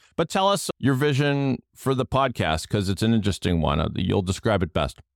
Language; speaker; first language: English; native; English